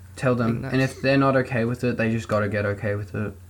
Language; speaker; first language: English; native; English